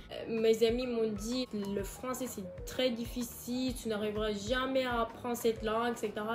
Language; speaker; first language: French; non-native, learner; Turkish